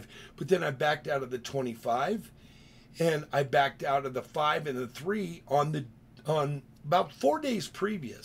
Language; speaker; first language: English; native; English